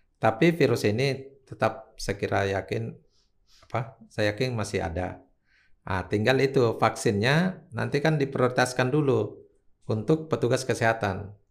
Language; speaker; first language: Indonesian; native; Indonesian